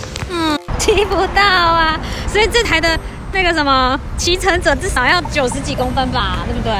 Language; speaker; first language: Chinese; native; Chinese